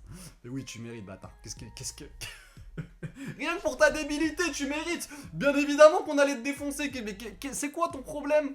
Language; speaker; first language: French; native; French